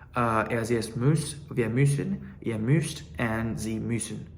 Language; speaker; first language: German; non-native, learner; English